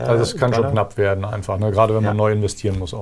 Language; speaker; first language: German; native; German